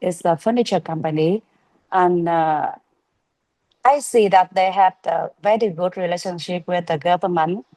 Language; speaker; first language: English; non-native, learner; Vietnamese